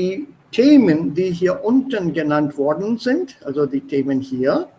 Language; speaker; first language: German; non-native, fluent; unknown